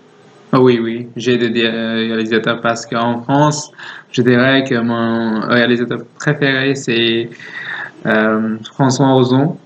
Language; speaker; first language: French; non-native, learner; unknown